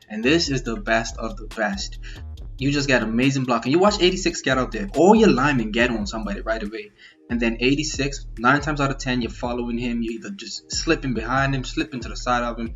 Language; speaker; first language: English; native; English